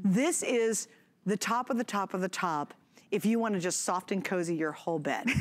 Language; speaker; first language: English; native; English